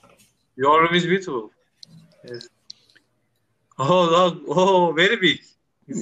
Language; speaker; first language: English; non-native, learner; Turkish